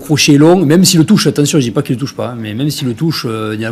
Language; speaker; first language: French; native; French